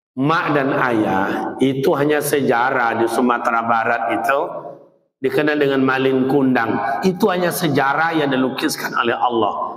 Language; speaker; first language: Malay; native; Malay